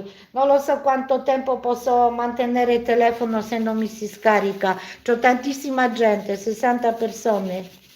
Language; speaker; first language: Italian; non-native, learner; Polish